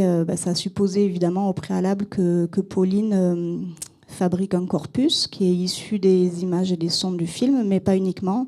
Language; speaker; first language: French; native; French